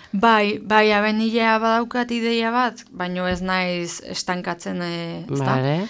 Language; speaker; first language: Basque; native; Basque